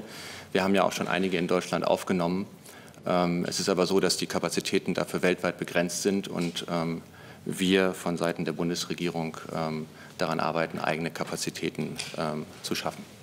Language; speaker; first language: German; native; German